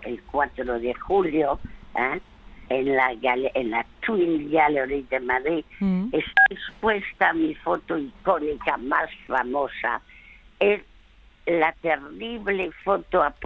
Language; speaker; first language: Spanish; early bilingual, other home language; French